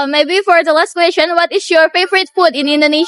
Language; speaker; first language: English; non-native, learner; Indonesian